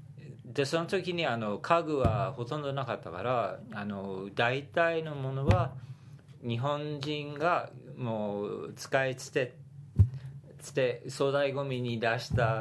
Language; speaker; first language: Japanese; non-native, fluent; English